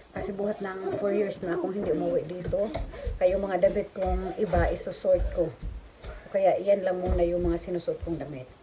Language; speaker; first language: Filipino; non-native, local second language; Cebuano